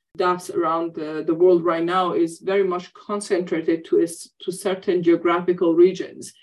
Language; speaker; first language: English; non-native, fluent; Persian